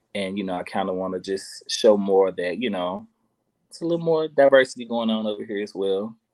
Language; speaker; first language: English; native; English